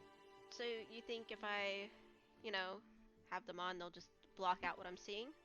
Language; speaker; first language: English; native; English